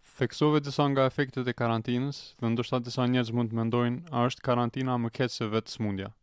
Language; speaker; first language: Albanian; native; Albanian